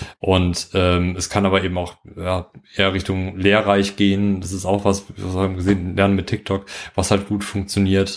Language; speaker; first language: German; native; German